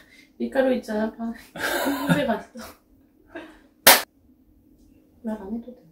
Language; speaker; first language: Korean; non-native, fluent; French